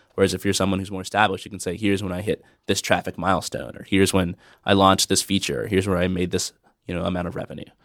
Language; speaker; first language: English; native; English